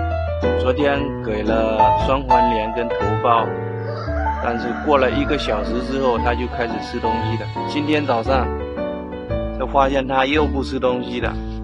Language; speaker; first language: Chinese; native; Chinese